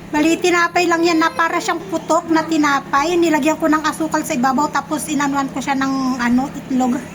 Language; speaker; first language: Filipino; native; Filipino